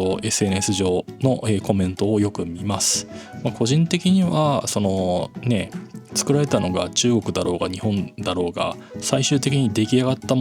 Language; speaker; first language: Japanese; native; Japanese